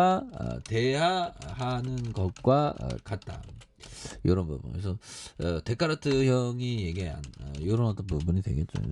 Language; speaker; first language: Korean; native; Korean